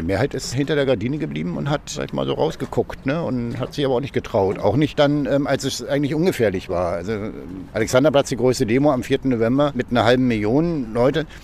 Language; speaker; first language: German; native; German